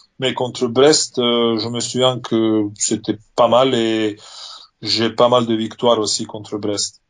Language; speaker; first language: French; non-native, fluent; Serbian